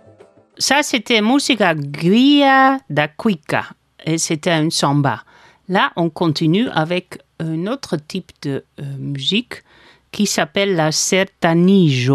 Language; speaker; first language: French; non-native, fluent; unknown